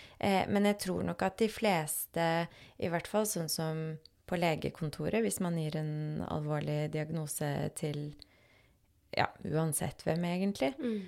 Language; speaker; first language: Norwegian; early bilingual, other home language; Polish